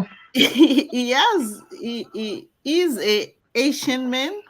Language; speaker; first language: English; non-native, learner; French